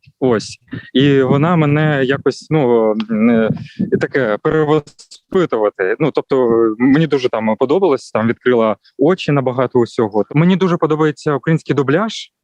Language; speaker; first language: Ukrainian; non-native, local second language; Russian